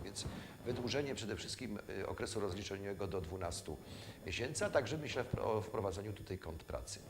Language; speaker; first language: Polish; native; Polish